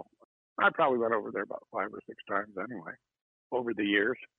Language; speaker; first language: English; native; English